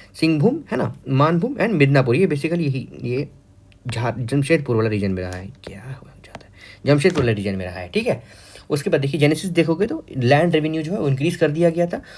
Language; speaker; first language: Hindi; native; Hindi